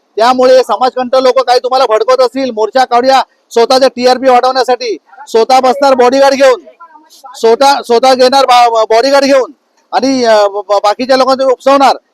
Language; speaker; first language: Marathi; native; Marathi